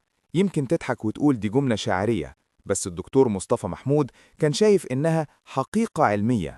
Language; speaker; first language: Arabic; native; Arabic